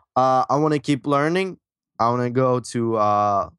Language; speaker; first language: English; non-native, fluent; French